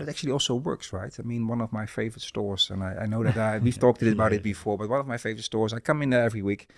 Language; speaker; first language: English; non-native, fluent; Dutch